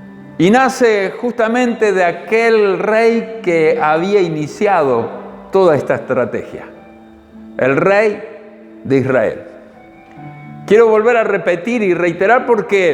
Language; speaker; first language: Spanish; native; Spanish